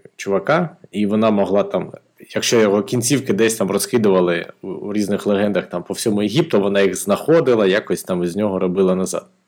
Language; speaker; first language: Ukrainian; non-native, local second language; Russian